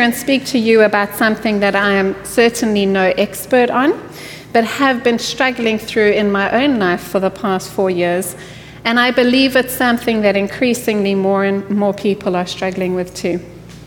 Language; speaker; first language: English; native; English